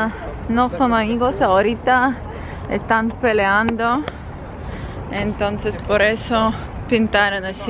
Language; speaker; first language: Spanish; non-native, fluent; Ukrainian